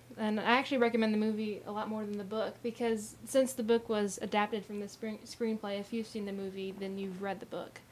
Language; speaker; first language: English; native; English